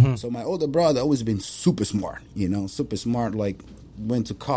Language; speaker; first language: English; non-native, fluent; Portuguese